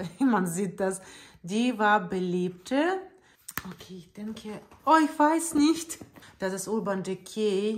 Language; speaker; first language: German; non-native, learner; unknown